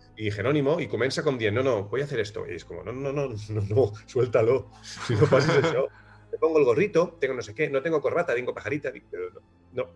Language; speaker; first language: Spanish; non-native, local second language; Catalan